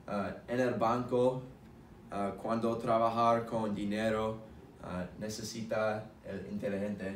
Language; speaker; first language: Spanish; non-native, learner; English